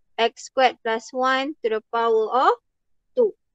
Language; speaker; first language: English; non-native, local second language; Malay